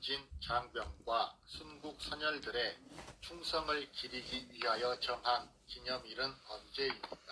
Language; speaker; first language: Korean; native; Korean